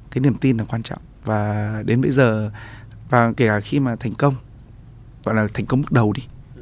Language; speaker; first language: Vietnamese; native; Vietnamese